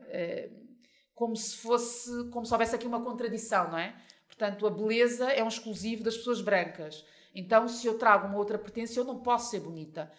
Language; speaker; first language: Portuguese; native; Portuguese